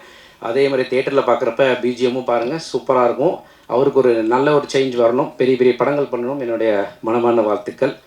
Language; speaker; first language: Tamil; native; Tamil